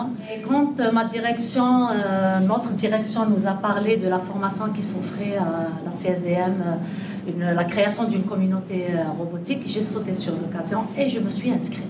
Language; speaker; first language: French; native; French